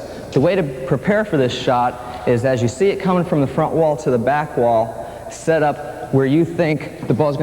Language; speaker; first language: English; native; English